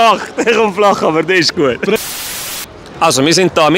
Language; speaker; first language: German; native; German